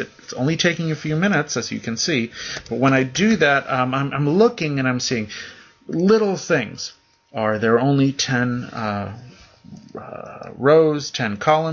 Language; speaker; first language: English; native; English